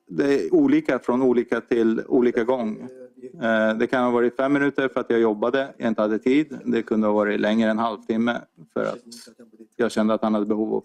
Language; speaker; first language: Swedish; native; Swedish